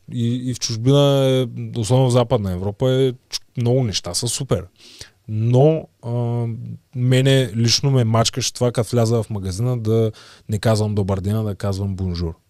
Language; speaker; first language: Bulgarian; native; Bulgarian